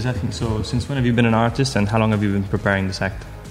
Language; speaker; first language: English; non-native, fluent; French